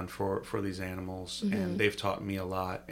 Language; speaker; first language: English; native; English